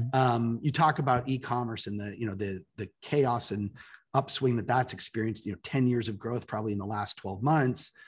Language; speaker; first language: English; native; English